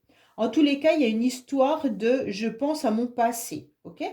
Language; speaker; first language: French; native; French